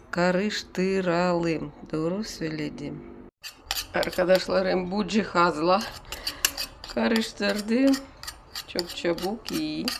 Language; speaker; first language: Turkish; non-native, learner; Russian